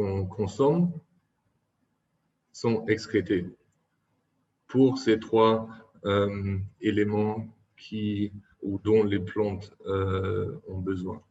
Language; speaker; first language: French; non-native, fluent; German